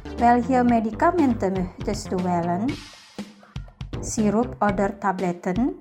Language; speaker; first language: German; non-native, fluent; Indonesian